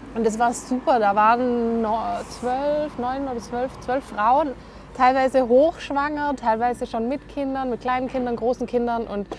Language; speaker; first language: German; native; German